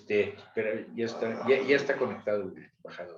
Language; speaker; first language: Spanish; native; Spanish